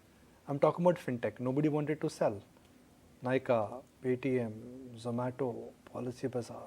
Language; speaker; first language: English; non-native, local second language; Hindi